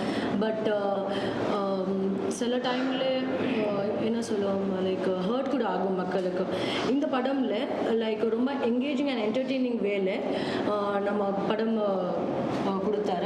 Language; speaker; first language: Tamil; non-native, learner; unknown